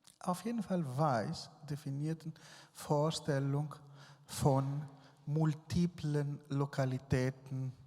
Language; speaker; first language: German; non-native, fluent; Greek